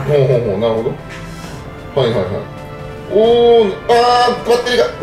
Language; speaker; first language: Japanese; native; Japanese